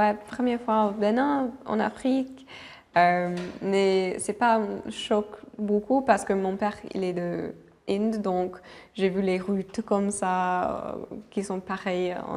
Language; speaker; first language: French; non-native, fluent; English